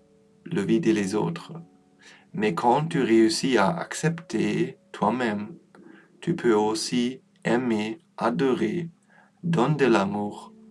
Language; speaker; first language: French; non-native, learner; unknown